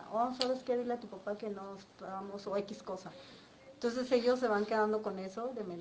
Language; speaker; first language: Spanish; native; Spanish